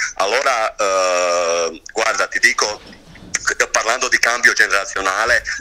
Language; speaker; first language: Italian; non-native, fluent; Croatian